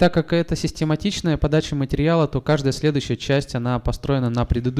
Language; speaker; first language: Russian; native; Russian